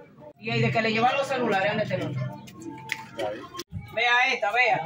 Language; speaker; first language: Spanish; native; Spanish